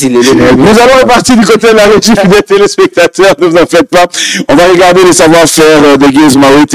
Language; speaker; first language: French; non-native, local second language; Lingala